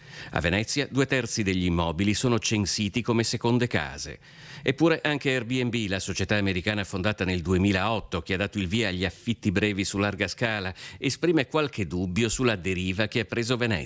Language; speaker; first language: Italian; native; Italian